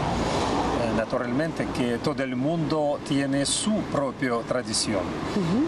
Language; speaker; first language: Spanish; non-native, learner; Russian